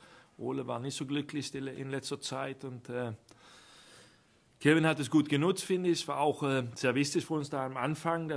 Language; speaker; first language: German; non-native, fluent; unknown